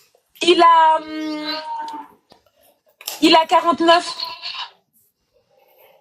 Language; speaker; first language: French; native; French